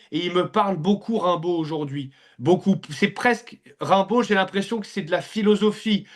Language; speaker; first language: French; native; French